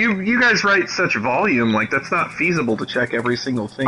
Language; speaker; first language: English; native; English